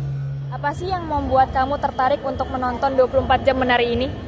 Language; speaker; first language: Indonesian; native; Indonesian